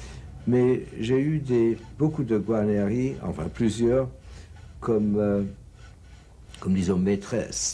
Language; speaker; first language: French; non-native, fluent; English